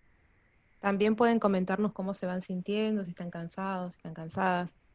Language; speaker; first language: Spanish; native; Spanish